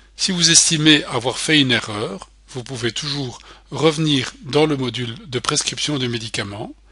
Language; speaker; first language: French; native; French